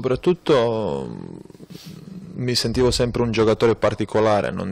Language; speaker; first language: Italian; non-native, fluent; Croatian